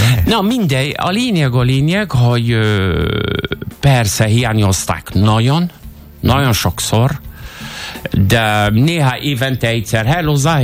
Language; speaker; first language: Hungarian; non-native, fluent; Arabic